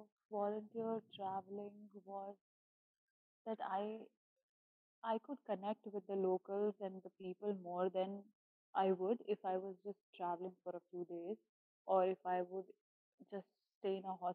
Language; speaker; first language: English; non-native, local second language; Hindi